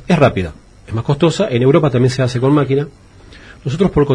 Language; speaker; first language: Spanish; native; Spanish